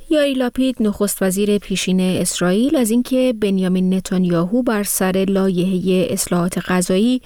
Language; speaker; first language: Persian; native; Persian